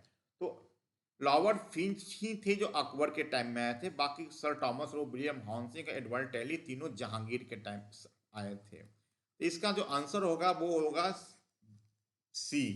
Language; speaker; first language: Hindi; native; Hindi